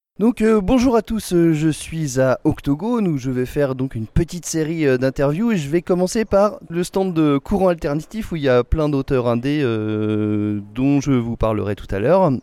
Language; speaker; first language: French; native; French